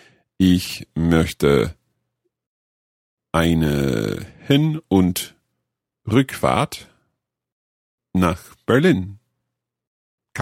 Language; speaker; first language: German; non-native, learner; English